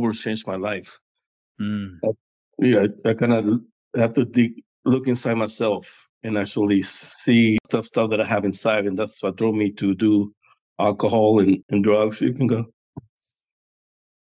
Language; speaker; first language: English; non-native, fluent; Spanish